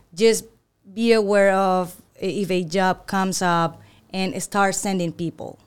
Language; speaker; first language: English; non-native, learner; Spanish